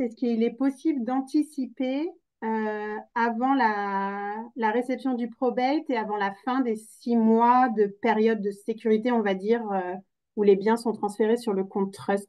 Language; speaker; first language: French; native; French